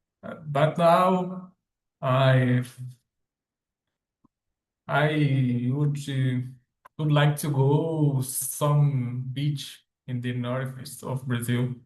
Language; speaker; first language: English; non-native, learner; Portuguese